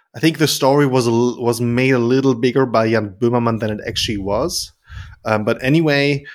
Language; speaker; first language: English; non-native, fluent; German